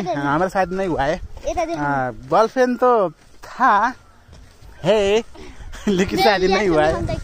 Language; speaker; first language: Hindi; non-native, learner; Nepali